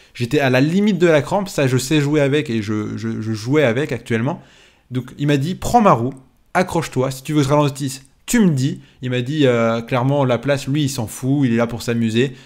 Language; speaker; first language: French; native; French